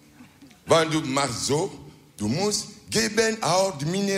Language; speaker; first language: Dutch; non-native, learner; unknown